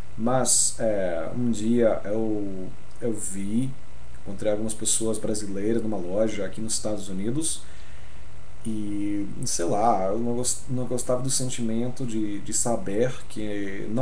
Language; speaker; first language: Portuguese; non-native, fluent; English